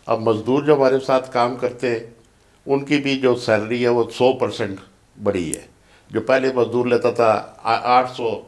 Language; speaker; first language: Urdu; non-native, local second language; Punjabi